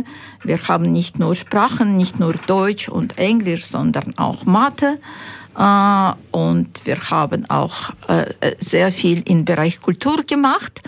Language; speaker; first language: German; non-native, fluent; Ukrainian